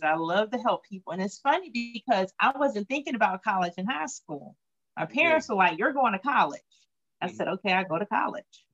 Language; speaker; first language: English; native; English